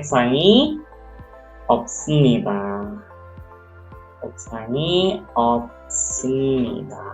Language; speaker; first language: Korean; non-native, local second language; Indonesian